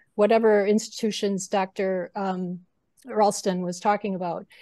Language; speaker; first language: English; native; English